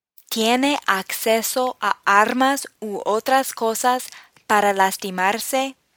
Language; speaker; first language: Spanish; non-native, fluent; English